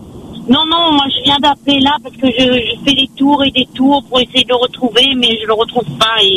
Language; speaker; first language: French; native; French